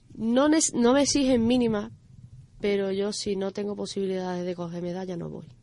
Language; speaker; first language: Spanish; native; Spanish